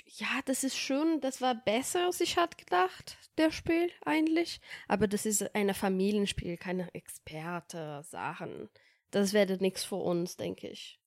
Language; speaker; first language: German; non-native, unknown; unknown